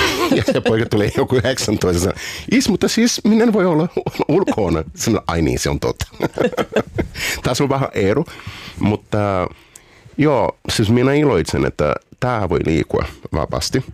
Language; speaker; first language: Finnish; non-native, fluent; Portuguese